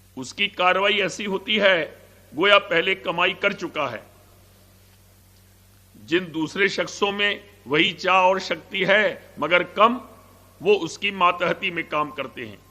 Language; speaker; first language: Hindi; native; Hindi